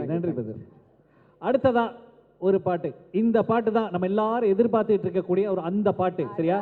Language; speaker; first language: Tamil; native; Tamil